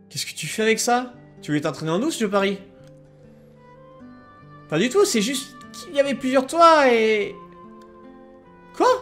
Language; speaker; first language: French; native; French